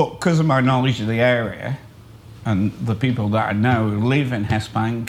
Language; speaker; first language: English; native; English